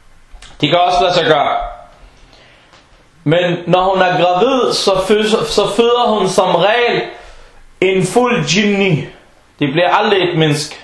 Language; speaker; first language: Danish; non-native, fluent; Arabic